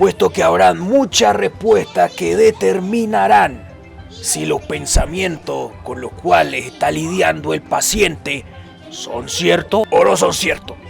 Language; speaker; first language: Spanish; native; Spanish